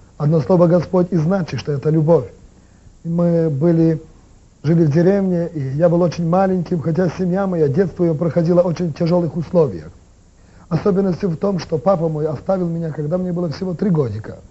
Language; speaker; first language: Russian; non-native, local second language; Ukrainian